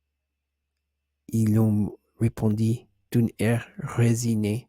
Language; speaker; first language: French; non-native, learner; English